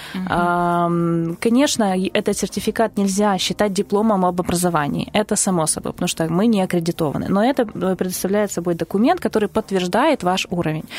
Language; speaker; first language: Russian; native; Russian